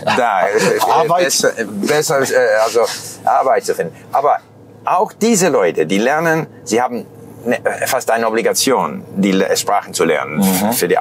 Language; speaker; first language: German; non-native, fluent; English